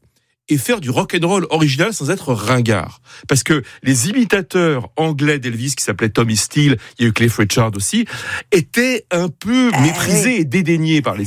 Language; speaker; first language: French; native; French